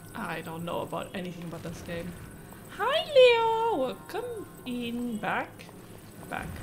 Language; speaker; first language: English; non-native, fluent; German